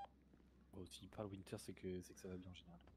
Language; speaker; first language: French; native; French